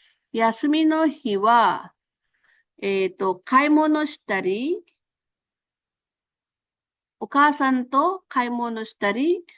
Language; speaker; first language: Japanese; non-native, fluent; Filipino